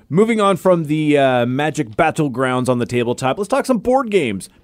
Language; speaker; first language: English; native; English